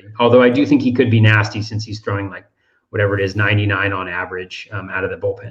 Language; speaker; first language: English; native; English